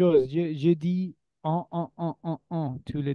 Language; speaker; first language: French; non-native, learner; Spanish